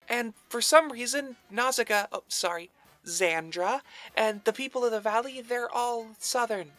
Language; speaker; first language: English; native; English